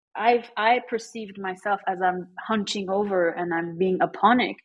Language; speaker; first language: English; early bilingual, other home language; Persian